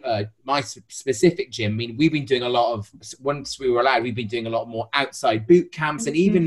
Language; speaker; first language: English; native; English